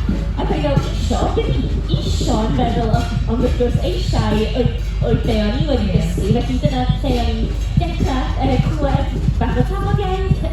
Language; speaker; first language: Welsh; non-native, local second language; English